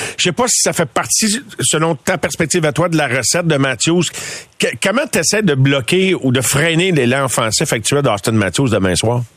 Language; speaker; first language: French; native; French